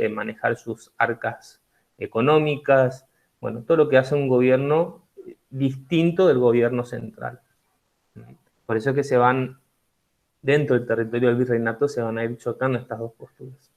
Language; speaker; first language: Spanish; native; Spanish